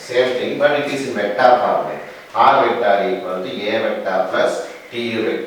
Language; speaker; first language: English; non-native, local second language; Tamil